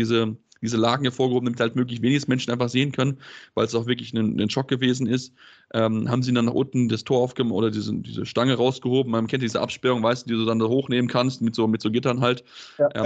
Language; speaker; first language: German; native; German